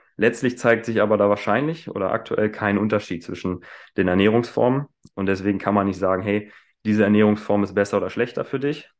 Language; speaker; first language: German; native; German